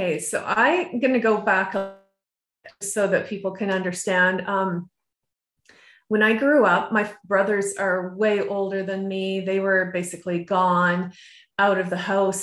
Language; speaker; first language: English; native; English